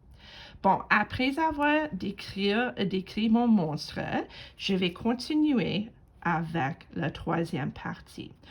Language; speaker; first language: French; non-native, fluent; English